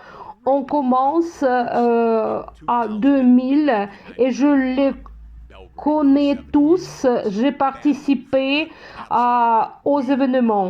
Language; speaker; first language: French; non-native, fluent; Russian